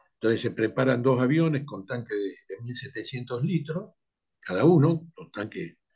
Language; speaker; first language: Spanish; native; Spanish